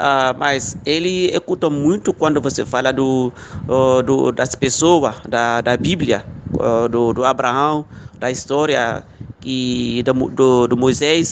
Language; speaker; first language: Portuguese; non-native, local second language; Fula